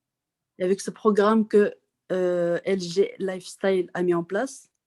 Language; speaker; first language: French; non-native, local second language; Arabic